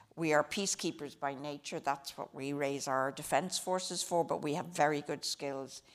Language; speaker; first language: English; native; English